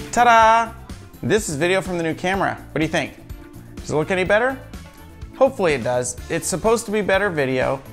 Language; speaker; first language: English; native; English